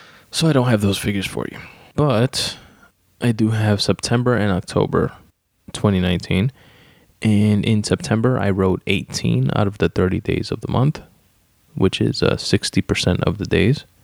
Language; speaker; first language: English; early bilingual, other home language; Spanish